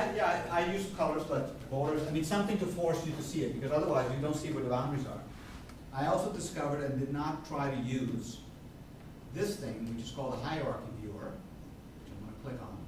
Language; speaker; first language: English; non-native, fluent; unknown